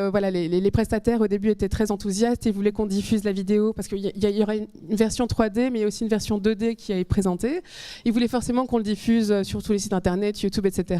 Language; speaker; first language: French; native; French